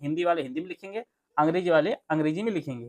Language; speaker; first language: Hindi; native; Hindi